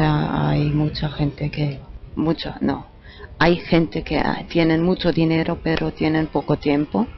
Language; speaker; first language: Spanish; non-native, fluent; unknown